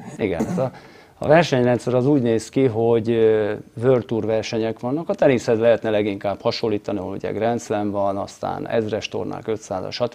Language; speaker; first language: Hungarian; native; Hungarian